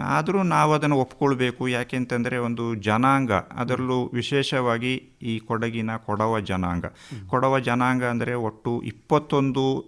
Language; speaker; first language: Kannada; non-native, local second language; Kodava